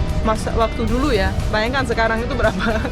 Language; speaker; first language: Indonesian; non-native, fluent; Russian